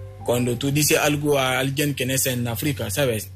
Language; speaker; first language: Spanish; non-native, local second language; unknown